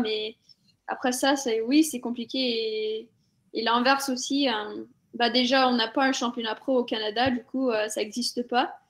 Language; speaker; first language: French; non-native, fluent; English